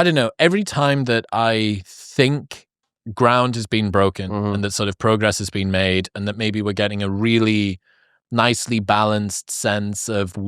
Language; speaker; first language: English; native; English